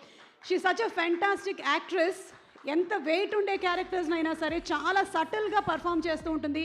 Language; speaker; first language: Telugu; native; Telugu